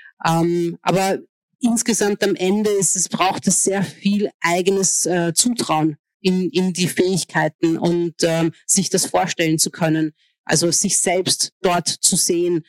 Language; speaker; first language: German; early bilingual, other home language; Hungarian